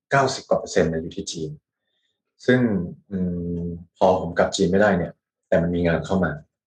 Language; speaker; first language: Thai; native; Thai